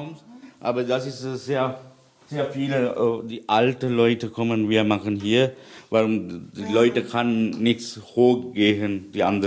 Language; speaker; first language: German; non-native, learner; Sinhala